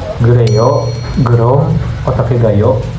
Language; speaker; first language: Korean; non-native, learner; Indonesian